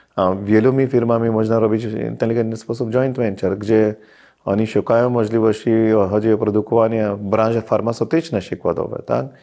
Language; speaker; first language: Polish; non-native, fluent; Hindi